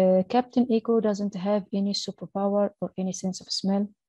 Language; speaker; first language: English; non-native, fluent; Arabic